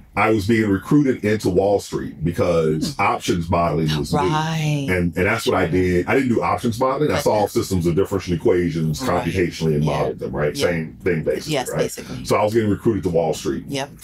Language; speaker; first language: English; native; English